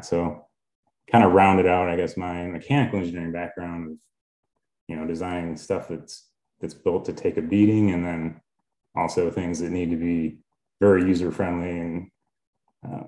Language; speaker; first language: English; native; English